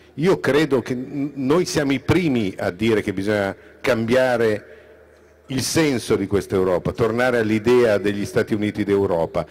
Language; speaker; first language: Italian; native; Italian